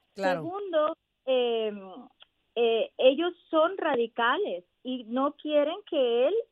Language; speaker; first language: Spanish; native; Spanish